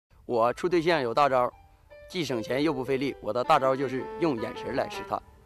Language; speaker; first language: Chinese; native; Chinese